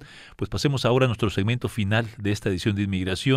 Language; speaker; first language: Spanish; native; Spanish